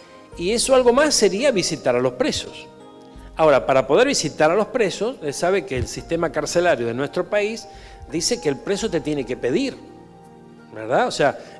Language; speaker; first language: Spanish; native; Spanish